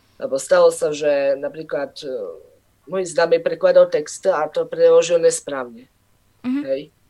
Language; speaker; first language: Slovak; non-native, local second language; Rusyn